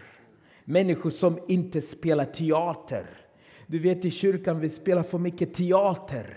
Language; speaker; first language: Swedish; non-native, fluent; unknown